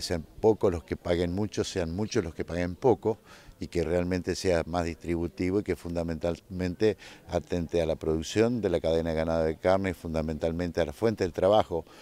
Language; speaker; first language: Spanish; native; Spanish